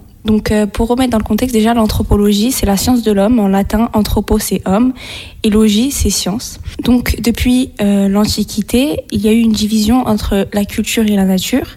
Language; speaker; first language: French; native; French